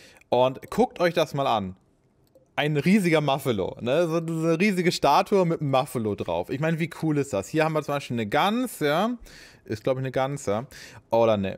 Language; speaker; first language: German; native; German